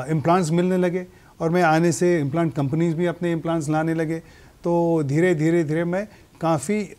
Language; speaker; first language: Hindi; native; Hindi